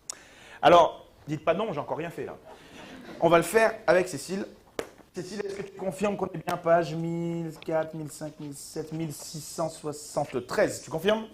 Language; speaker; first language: French; native; French